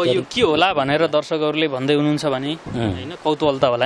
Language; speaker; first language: Nepali; native; Nepali